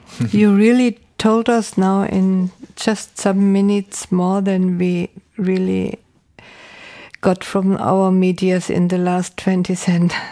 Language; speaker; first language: English; non-native, fluent; German